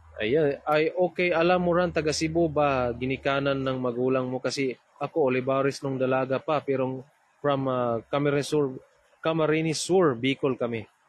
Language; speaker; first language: Filipino; non-native, local second language; Cebuano